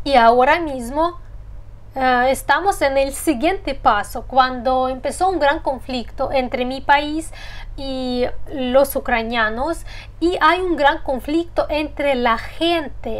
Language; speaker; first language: Spanish; non-native, fluent; Russian